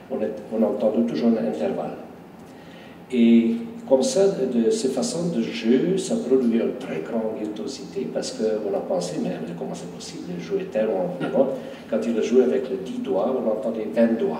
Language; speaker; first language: French; non-native, fluent; Hungarian